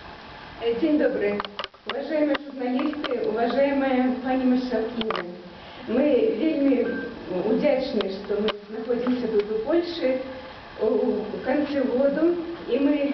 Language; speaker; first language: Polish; non-native, learner; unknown